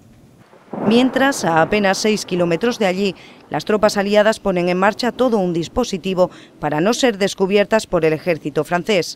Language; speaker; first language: Spanish; native; Spanish